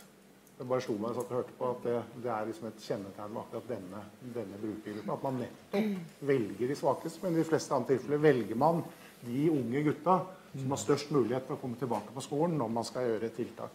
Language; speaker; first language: Norwegian; native; Norwegian